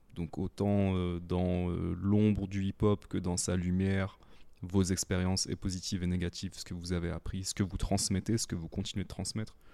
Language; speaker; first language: French; native; French